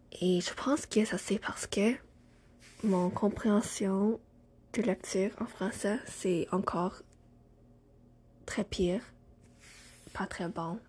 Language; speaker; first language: French; non-native, learner; English